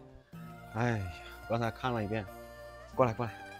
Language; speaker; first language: Chinese; native; Chinese